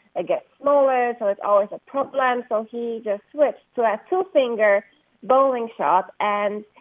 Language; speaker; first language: English; non-native, fluent; Polish